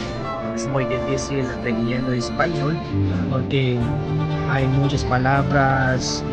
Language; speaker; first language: Spanish; non-native, learner; Filipino